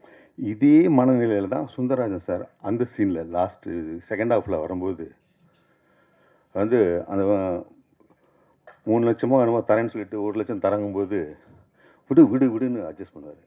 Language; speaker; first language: Tamil; native; Tamil